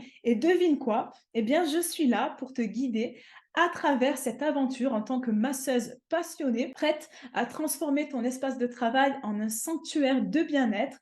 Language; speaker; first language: French; native; French